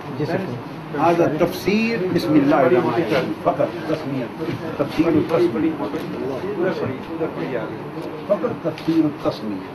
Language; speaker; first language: Arabic; non-native, learner; Urdu